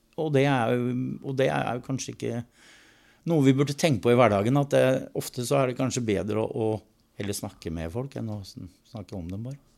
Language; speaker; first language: Norwegian; native; Norwegian